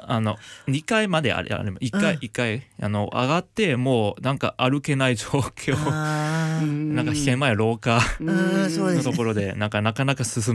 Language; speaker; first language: Japanese; non-native, fluent; Cantonese